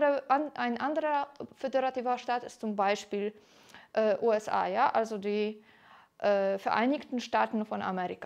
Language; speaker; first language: German; non-native, fluent; Polish